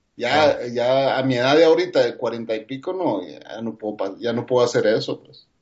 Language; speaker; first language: Spanish; native; Spanish